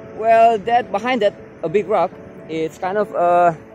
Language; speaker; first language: English; non-native, fluent; Indonesian